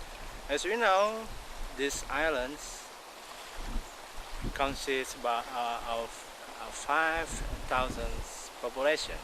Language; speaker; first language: English; non-native, local second language; Indonesian